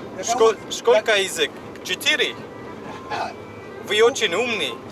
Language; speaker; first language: Russian; non-native, learner; English